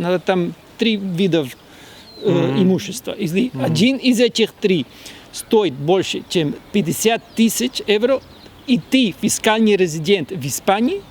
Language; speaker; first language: Russian; non-native, fluent; Spanish